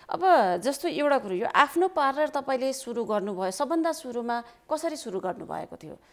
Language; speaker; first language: Nepali; native; Nepali